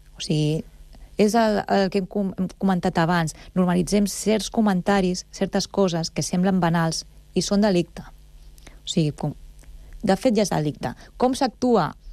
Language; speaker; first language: Catalan; native; Catalan